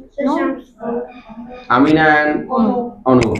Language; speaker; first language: English; non-native, learner; Bangla